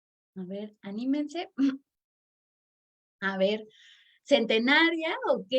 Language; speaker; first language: Spanish; native; Spanish